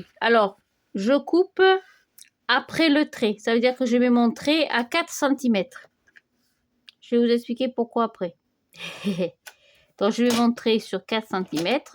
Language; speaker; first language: French; native; French